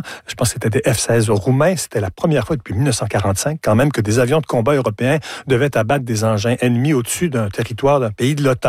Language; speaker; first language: French; native; French